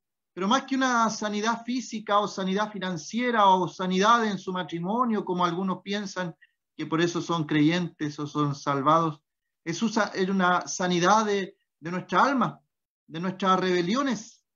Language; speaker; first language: Spanish; native; Spanish